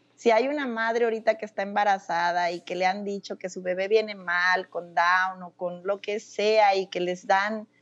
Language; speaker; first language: Spanish; native; Spanish